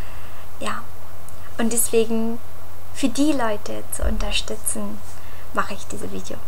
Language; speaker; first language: German; non-native, fluent; Mongolian